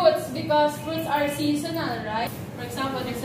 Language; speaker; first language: English; non-native, local second language; Filipino